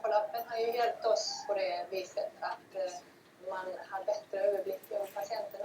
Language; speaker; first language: Swedish; native; Swedish